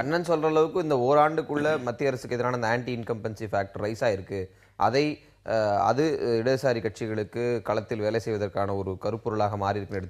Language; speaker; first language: Tamil; native; Tamil